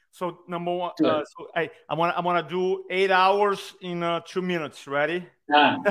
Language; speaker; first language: English; non-native, fluent; Portuguese